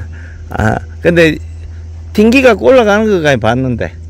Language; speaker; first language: Korean; native; Korean